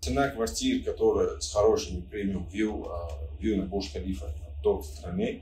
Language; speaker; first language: Russian; non-native, fluent; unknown